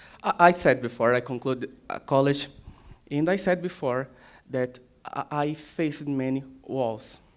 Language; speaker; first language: English; non-native, learner; Portuguese